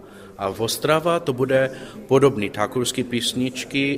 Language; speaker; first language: Czech; non-native, learner; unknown